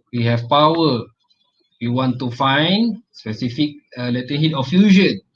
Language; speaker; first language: English; non-native, local second language; Malay